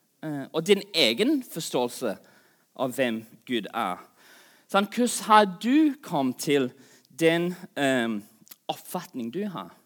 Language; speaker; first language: Norwegian; non-native, fluent; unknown